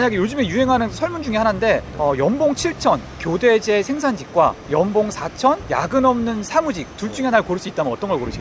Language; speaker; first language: Korean; native; Korean